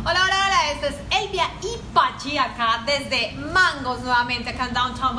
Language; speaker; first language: Spanish; native; Spanish